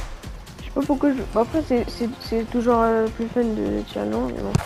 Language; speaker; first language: French; native; French